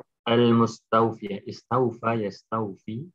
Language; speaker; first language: Arabic; non-native, fluent; Indonesian